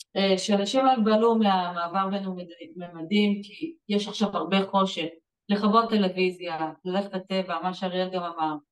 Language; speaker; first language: Hebrew; native; Hebrew